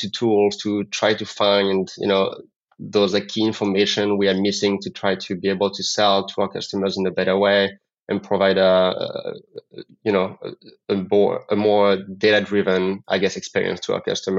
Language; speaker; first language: English; non-native, fluent; French